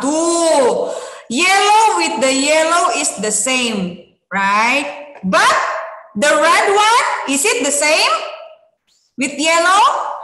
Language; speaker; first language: English; non-native, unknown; Indonesian